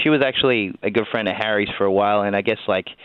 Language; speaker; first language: English; native; English